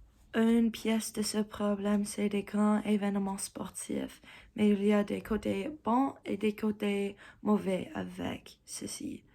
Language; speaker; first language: French; non-native, learner; English